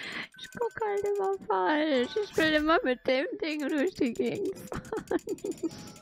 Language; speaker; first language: German; native; German